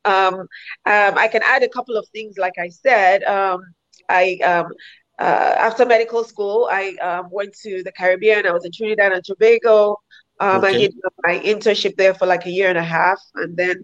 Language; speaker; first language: English; non-native, local second language; Yoruba